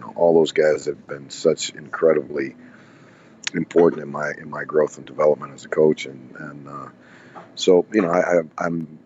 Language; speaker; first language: English; native; English